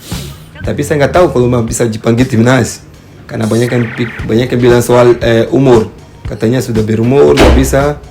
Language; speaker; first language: Indonesian; non-native, fluent; Portuguese